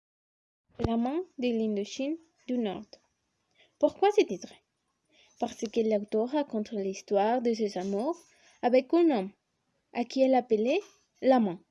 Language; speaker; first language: French; non-native, learner; Spanish